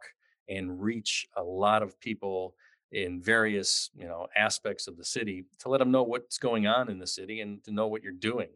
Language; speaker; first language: English; native; English